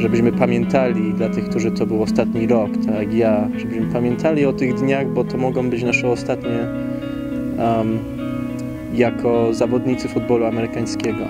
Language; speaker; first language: Polish; early bilingual, heritage; Polish